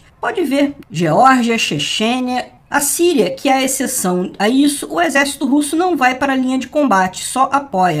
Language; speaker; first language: Portuguese; native; Portuguese